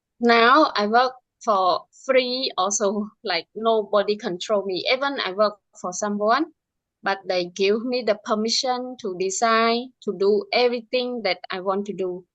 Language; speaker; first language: English; non-native, learner; Khmer